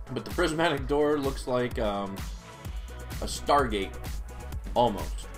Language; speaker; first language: English; native; English